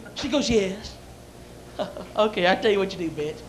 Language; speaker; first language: English; native; English